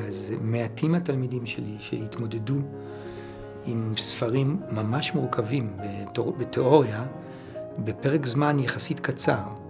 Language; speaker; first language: Hebrew; native; Hebrew